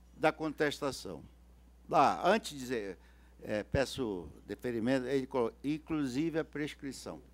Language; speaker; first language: Portuguese; native; Portuguese